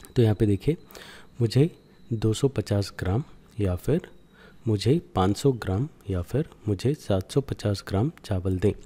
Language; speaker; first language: Hindi; non-native, local second language; Kannada